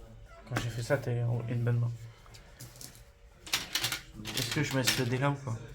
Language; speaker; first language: French; native; French